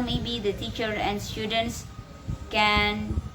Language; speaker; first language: English; non-native, learner; Indonesian